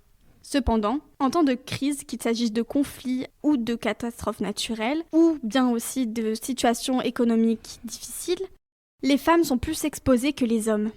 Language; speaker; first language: French; native; French